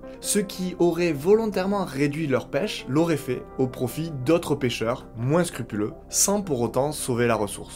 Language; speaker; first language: French; native; French